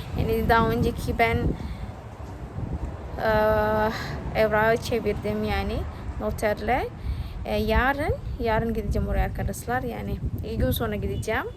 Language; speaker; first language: Turkish; non-native, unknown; Indonesian